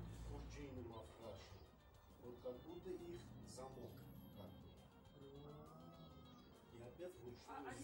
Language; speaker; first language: Russian; non-native, fluent; Armenian